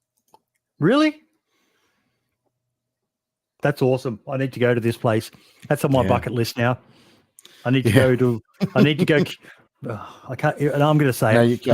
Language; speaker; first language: English; native; English